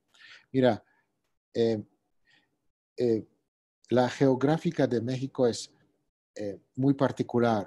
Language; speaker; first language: Spanish; non-native, fluent; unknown